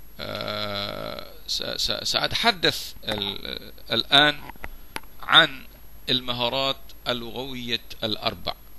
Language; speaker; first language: Arabic; non-native, fluent; Malay